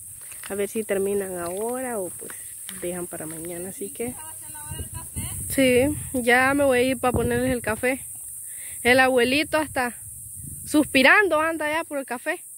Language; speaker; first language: Spanish; native; Spanish